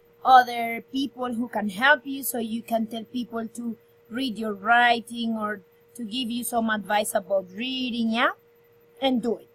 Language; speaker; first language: English; non-native, fluent; Spanish